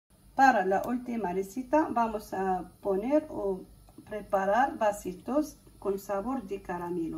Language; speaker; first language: Spanish; non-native, fluent; Arabic